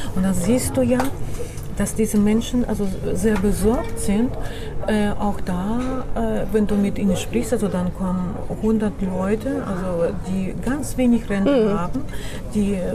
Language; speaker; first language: German; non-native, fluent; Russian